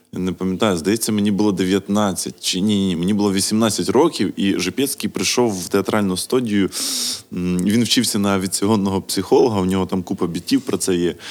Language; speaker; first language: Ukrainian; non-native, local second language; Russian